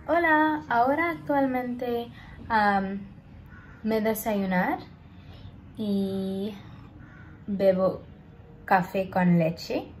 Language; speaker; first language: Spanish; non-native, learner; English